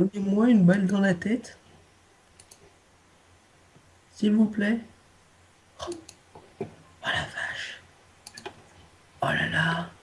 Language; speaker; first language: French; native; French